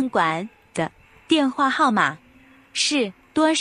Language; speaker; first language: Chinese; non-native, learner; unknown